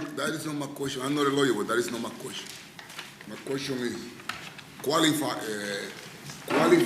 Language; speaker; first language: English; non-native, fluent; Spanish